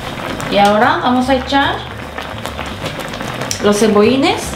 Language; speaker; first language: Spanish; non-native, fluent; Korean